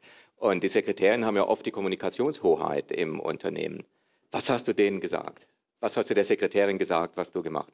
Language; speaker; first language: German; native; German